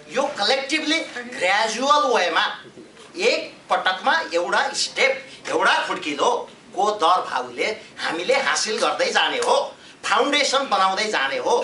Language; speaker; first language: Nepali; native; Nepali